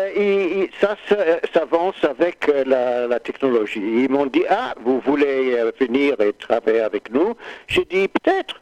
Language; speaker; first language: French; non-native, learner; English